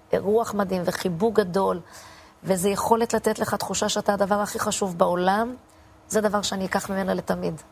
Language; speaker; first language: Hebrew; native; Hebrew